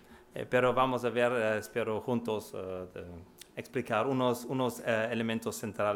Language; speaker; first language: Spanish; non-native, fluent; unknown